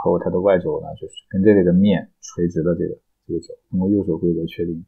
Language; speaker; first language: Chinese; native; Chinese